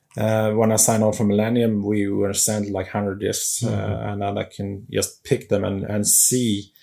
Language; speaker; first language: English; non-native, fluent; Swedish